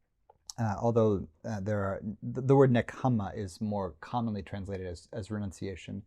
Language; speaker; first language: English; native; English